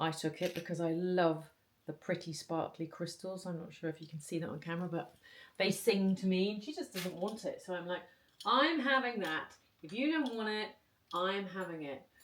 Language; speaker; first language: English; native; English